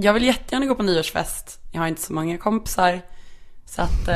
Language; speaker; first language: Swedish; native; Swedish